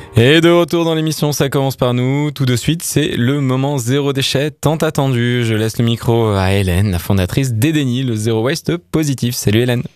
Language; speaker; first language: French; native; French